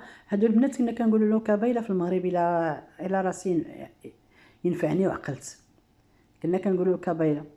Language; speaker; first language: Arabic; native; Arabic